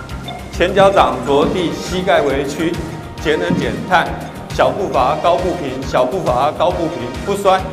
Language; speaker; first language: Chinese; native; Chinese